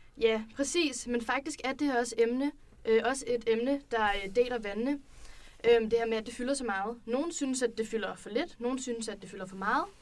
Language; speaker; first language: Danish; native; Danish